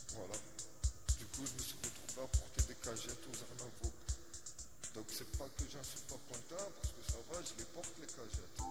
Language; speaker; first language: French; native; French